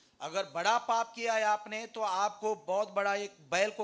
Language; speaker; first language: Hindi; native; Hindi